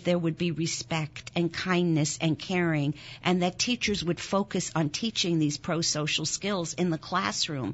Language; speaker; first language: English; non-native, fluent; German